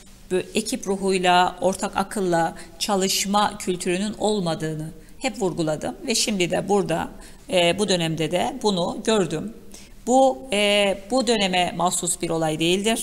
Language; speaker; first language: Turkish; native; Turkish